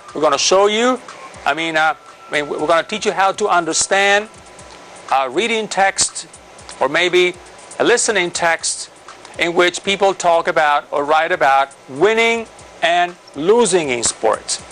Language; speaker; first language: English; non-native, fluent; Spanish